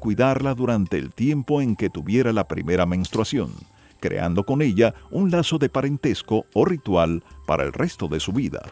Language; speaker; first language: Spanish; native; Spanish